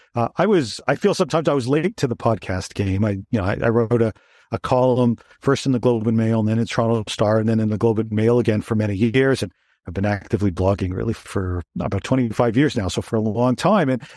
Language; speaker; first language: English; native; English